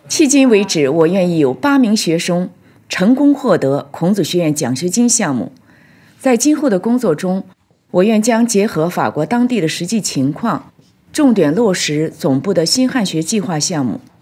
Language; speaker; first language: Chinese; native; Chinese